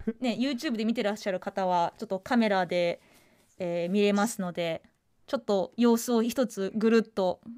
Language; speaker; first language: Japanese; native; Japanese